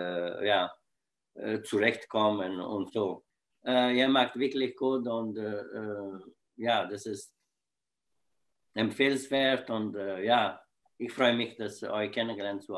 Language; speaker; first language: German; non-native, fluent; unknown